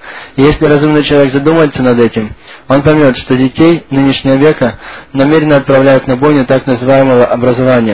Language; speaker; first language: Russian; native; Russian